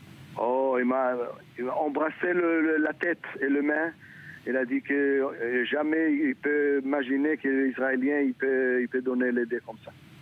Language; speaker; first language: French; non-native, learner; Hebrew